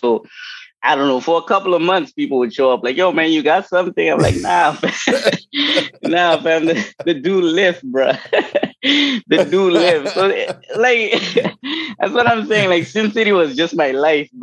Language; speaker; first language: English; non-native, local second language; Shona